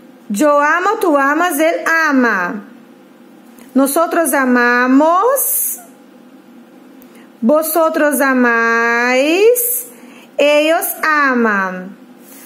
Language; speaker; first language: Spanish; non-native, fluent; Portuguese